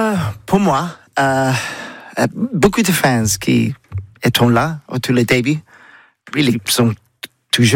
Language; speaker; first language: French; non-native, learner; English